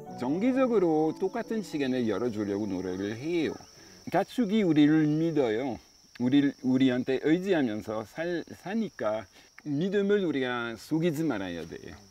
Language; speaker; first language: Korean; non-native, fluent; French